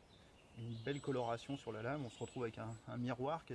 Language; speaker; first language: French; native; French